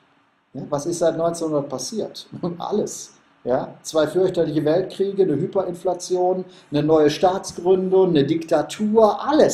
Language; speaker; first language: German; native; German